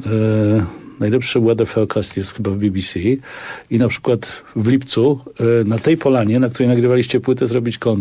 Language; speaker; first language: Polish; native; Polish